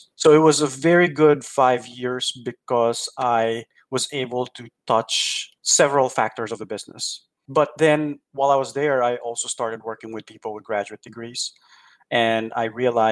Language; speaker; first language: English; non-native, local second language; Filipino